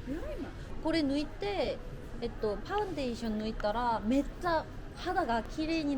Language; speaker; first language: Japanese; non-native, fluent; Korean